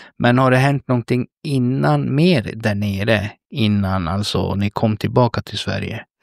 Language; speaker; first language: Swedish; early bilingual, other home language; Spanish